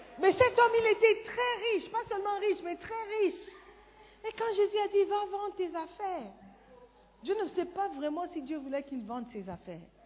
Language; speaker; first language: French; non-native, fluent; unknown